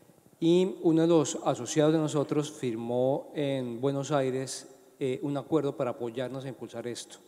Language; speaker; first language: Spanish; native; Spanish